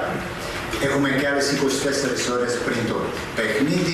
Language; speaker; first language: Greek; non-native, fluent; Serbian